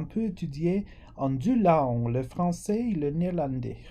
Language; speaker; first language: French; non-native, fluent; English